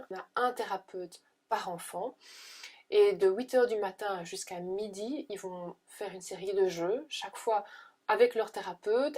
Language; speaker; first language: French; native; French